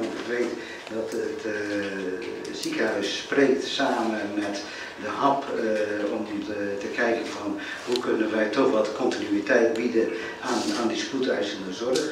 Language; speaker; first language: Dutch; native; Dutch